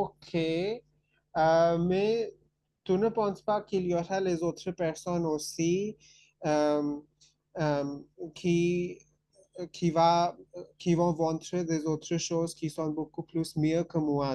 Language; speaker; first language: French; non-native, fluent; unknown